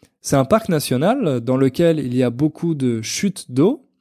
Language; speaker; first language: French; native; French